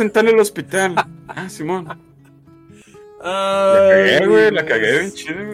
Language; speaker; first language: Spanish; native; Spanish